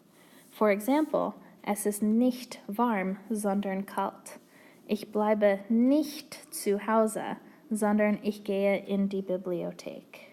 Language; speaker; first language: German; non-native, fluent; English